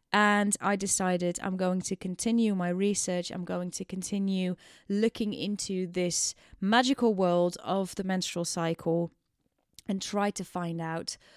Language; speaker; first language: English; non-native, fluent; Dutch